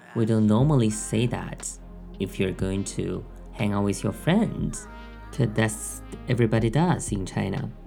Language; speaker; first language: English; non-native, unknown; Chinese